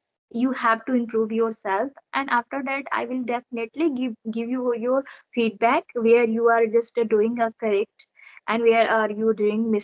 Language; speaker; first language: English; non-native, learner; Odia